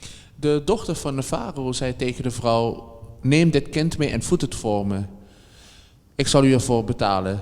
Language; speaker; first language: Dutch; native; Dutch